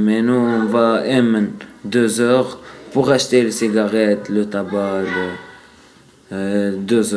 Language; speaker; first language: French; non-native, learner; Arabic